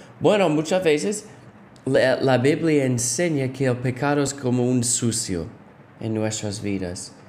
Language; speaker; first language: Spanish; non-native, fluent; English